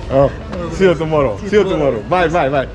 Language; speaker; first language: English; non-native, learner; Greek